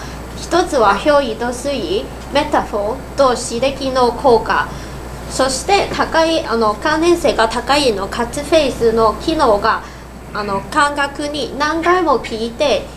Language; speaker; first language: Japanese; non-native, learner; Cantonese